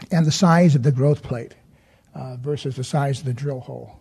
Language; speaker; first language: English; native; English